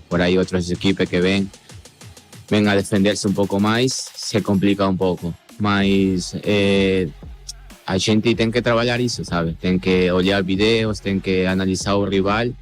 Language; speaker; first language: Portuguese; non-native, learner; Spanish